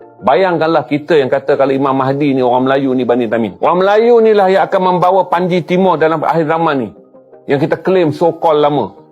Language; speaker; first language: Malay; native; Malay